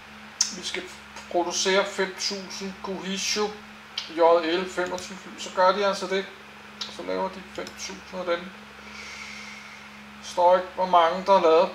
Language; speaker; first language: Danish; native; Danish